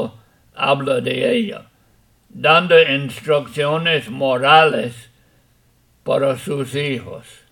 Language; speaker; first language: Spanish; non-native, fluent; English